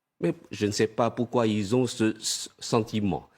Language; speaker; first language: French; non-native, fluent; Chinese